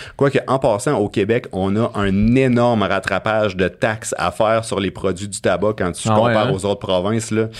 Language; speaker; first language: French; native; French